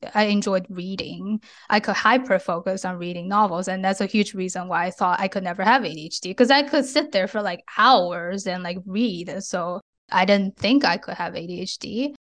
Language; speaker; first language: English; non-native, fluent; Chinese